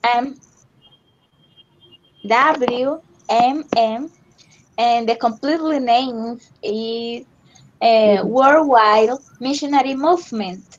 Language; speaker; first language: English; non-native, learner; Spanish